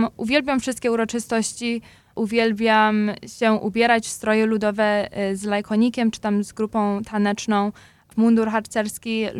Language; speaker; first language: Polish; early bilingual, heritage; Polish